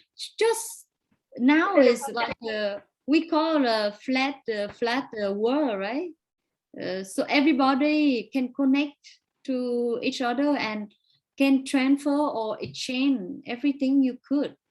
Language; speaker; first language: English; non-native, fluent; Vietnamese